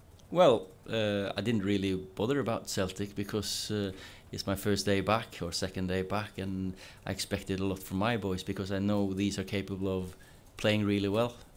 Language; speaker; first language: English; non-native, fluent; Norwegian